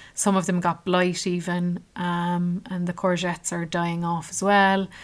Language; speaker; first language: English; native; English